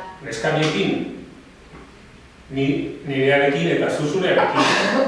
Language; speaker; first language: Basque; non-native, learner; Catalan